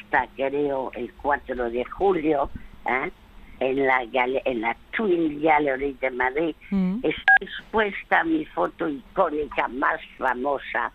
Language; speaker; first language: Spanish; early bilingual, other home language; French